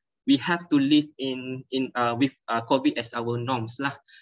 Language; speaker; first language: English; non-native, local second language; Malay